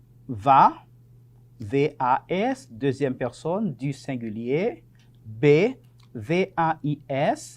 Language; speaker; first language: French; non-native, fluent; Spanish